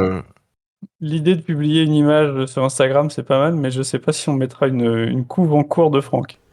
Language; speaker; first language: French; native; French